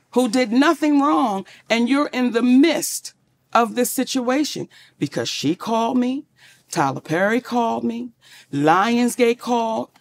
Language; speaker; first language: English; native; English